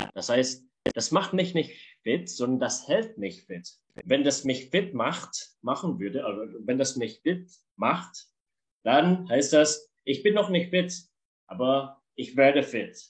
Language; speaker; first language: German; non-native, fluent; Indonesian